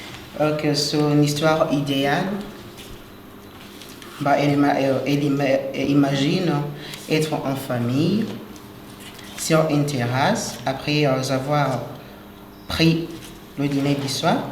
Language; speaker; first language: French; non-native, local second language; Rundi